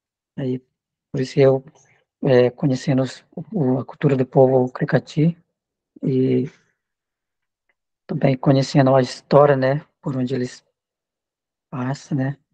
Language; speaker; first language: Portuguese; non-native, local second language; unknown